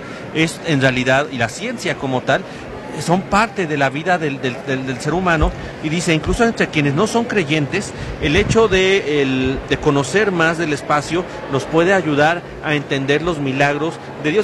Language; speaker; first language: Spanish; native; Spanish